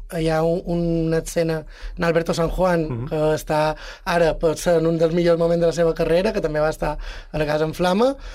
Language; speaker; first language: Catalan; native; Catalan